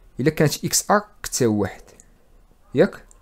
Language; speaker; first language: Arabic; native; Arabic